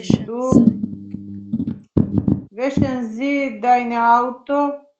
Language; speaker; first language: German; non-native, learner; Macedonian